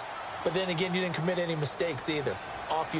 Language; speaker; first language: English; native; English